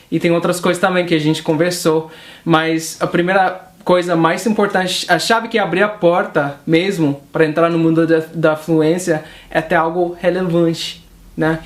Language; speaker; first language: Portuguese; non-native, fluent; English